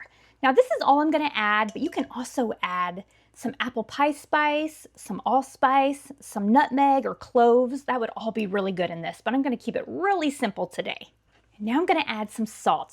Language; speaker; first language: English; native; English